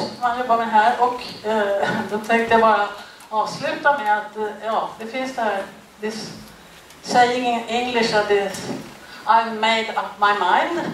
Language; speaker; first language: Swedish; native; Swedish